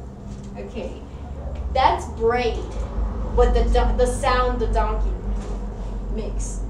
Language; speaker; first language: English; non-native, fluent; Spanish